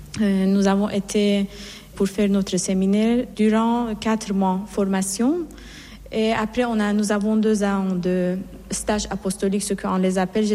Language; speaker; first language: French; non-native, fluent; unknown